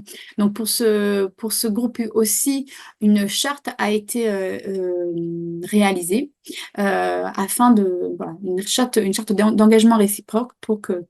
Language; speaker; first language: French; native; French